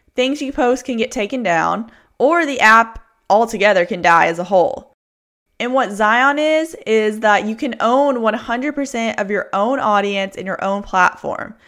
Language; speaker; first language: English; native; English